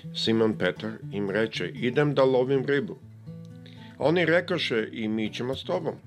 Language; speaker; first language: Serbian; early bilingual, heritage; Serbian